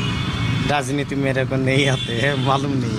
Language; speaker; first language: Hindi; non-native, local second language; Bangla